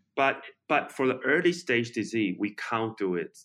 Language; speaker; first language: English; non-native, fluent; Chinese